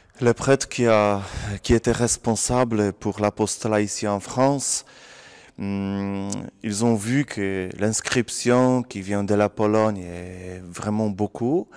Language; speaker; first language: French; non-native, fluent; Polish